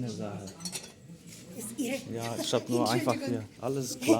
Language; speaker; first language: German; non-native, learner; Polish